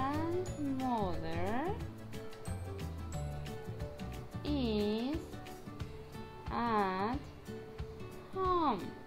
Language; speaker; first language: English; non-native, fluent; Spanish